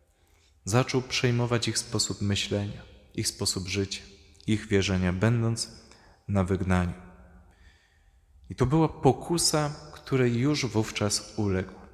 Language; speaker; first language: Polish; native; Polish